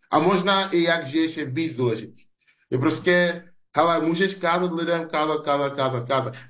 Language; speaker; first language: Czech; non-native, fluent; English